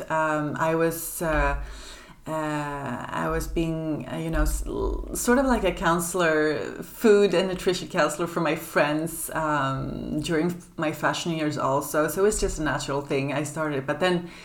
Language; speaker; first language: English; non-native, fluent; Swedish